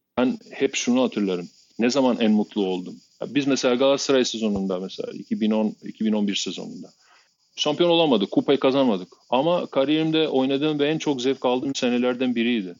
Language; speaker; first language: Turkish; non-native, fluent; Albanian